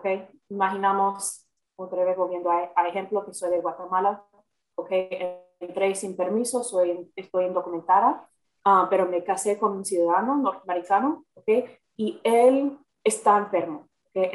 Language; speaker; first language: Spanish; non-native, fluent; English